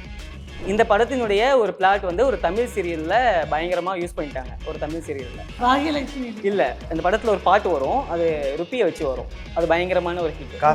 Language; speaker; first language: Tamil; native; Tamil